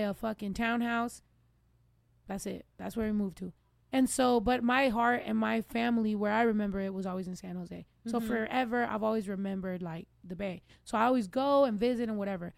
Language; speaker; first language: English; native; English